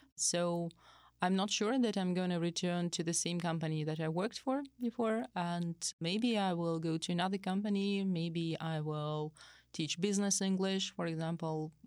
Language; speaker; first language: English; non-native, fluent; Russian